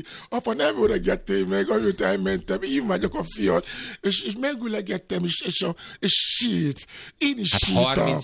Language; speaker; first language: Hungarian; non-native, fluent; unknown